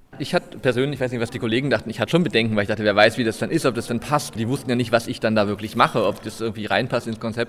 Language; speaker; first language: German; native; German